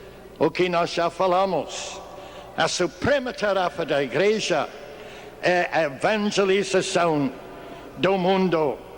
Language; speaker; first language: Portuguese; non-native, fluent; English